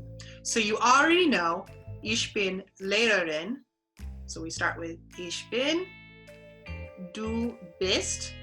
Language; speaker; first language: German; non-native, learner; English